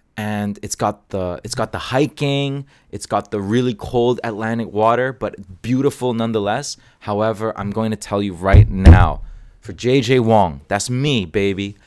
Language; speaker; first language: English; non-native, local second language; Cantonese